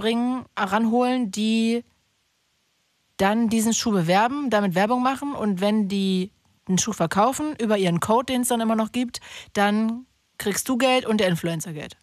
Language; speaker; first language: German; native; German